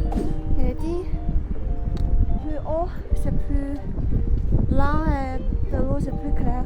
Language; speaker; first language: French; non-native, learner; Chinese